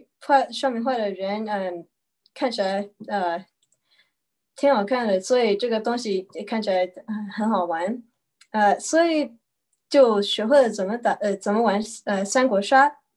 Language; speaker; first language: Chinese; early bilingual, heritage; Chinese